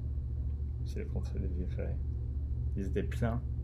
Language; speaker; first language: French; non-native, learner; English